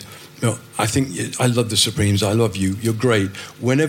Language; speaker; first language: English; native; English